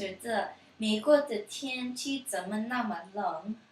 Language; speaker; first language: Chinese; non-native, learner; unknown